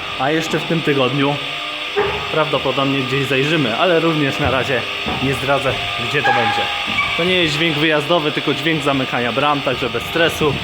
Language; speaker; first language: Polish; native; Polish